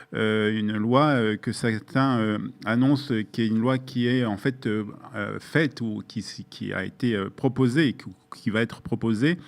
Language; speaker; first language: French; native; French